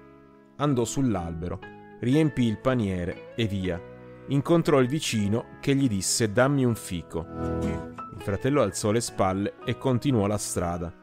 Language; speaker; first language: Italian; native; Italian